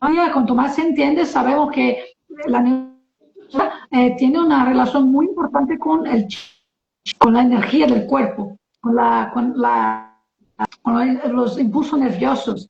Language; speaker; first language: Spanish; non-native, learner; Portuguese